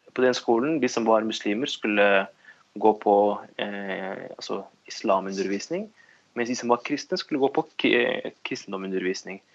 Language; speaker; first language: Norwegian; early bilingual, other home language; Kurdish